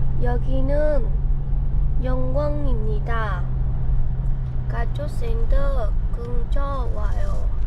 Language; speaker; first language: Korean; non-native, learner; Vietnamese